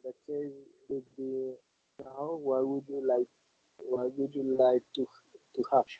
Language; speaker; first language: English; non-native, learner; Spanish